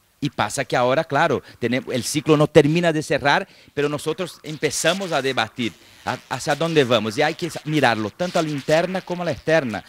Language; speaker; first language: Spanish; non-native, fluent; Portuguese